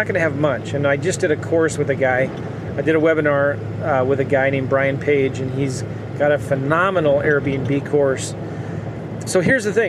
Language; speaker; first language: English; native; English